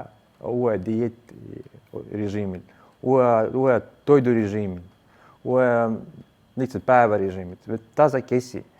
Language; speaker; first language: Estonian; non-native, local second language; Russian